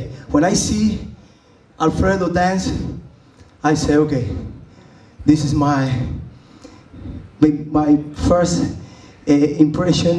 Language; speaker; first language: English; non-native, learner; Spanish